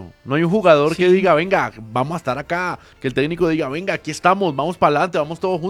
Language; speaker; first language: Spanish; native; Spanish